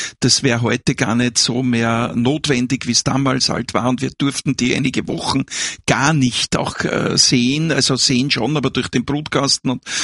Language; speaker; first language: German; native; German